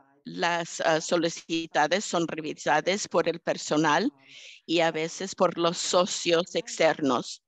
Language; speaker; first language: Spanish; early bilingual, heritage; English